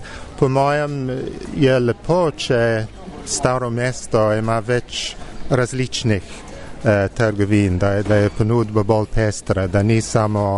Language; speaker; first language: Slovenian; non-native, fluent; English